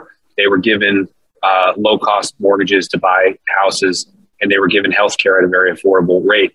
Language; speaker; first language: English; native; English